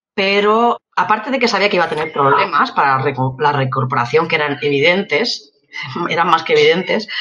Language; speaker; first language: Spanish; native; Spanish